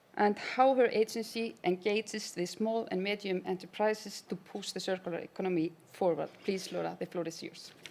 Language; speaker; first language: English; non-native, fluent; Icelandic